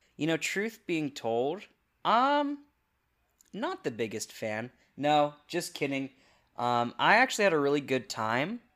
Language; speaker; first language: English; native; English